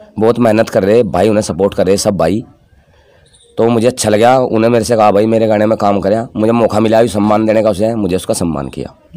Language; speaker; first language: Hindi; native; Hindi